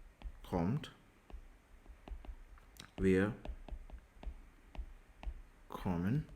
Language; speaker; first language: German; non-native, learner; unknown